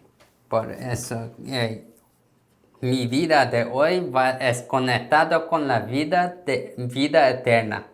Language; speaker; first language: Spanish; non-native, learner; Korean